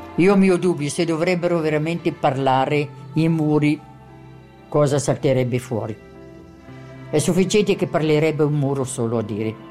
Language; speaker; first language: Italian; non-native, local second language; German